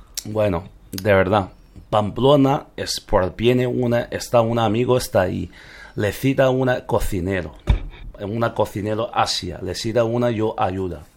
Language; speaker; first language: Spanish; non-native, learner; Chinese